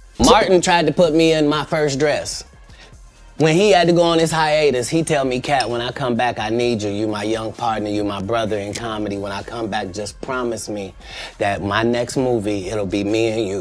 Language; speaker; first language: English; native; English